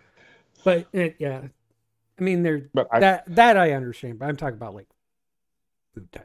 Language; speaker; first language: English; native; English